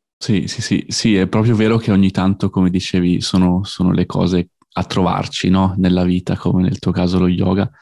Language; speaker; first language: Italian; native; Italian